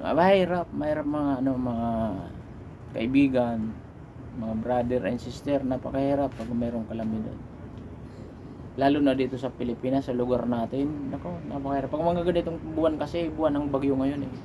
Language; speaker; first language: Filipino; non-native, local second language; Bikol